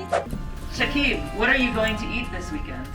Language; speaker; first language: English; native; English